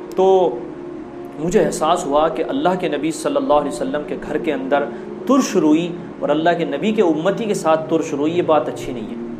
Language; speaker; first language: Urdu; native; Urdu